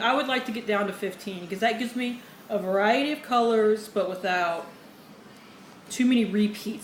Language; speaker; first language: English; native; English